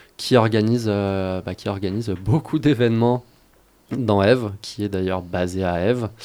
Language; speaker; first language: French; native; French